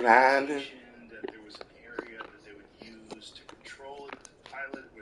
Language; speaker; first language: English; native; English